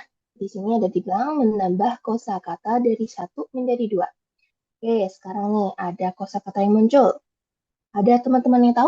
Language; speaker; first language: Indonesian; native; Indonesian